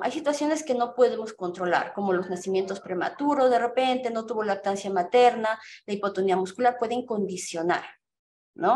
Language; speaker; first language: Spanish; native; Spanish